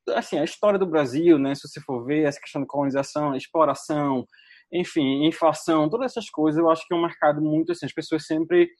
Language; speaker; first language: Portuguese; native; Portuguese